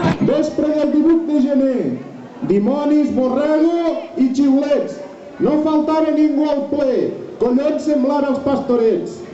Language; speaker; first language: Catalan; native; Catalan